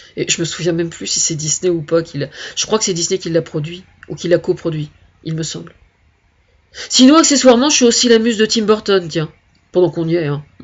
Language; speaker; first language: French; native; French